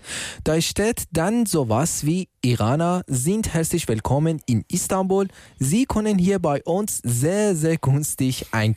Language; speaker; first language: German; non-native, fluent; Persian